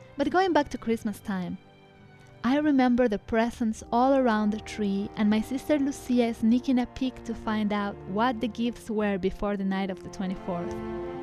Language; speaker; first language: English; non-native, fluent; Spanish